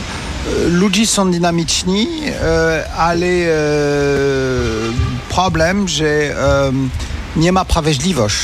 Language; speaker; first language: Polish; non-native, fluent; French